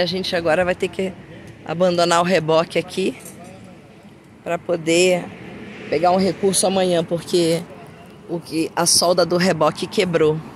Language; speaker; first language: Portuguese; native; Portuguese